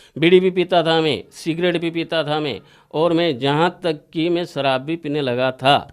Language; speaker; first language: Hindi; native; Hindi